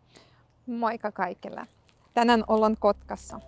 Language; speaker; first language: Finnish; non-native, fluent; Russian